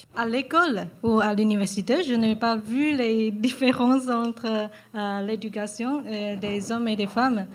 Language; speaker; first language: French; non-native, learner; Chinese